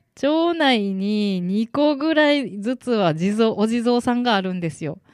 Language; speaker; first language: Japanese; native; Japanese